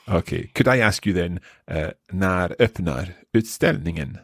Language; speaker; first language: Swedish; non-native, learner; English